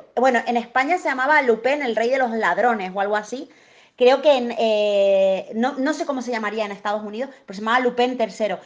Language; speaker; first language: Spanish; native; Spanish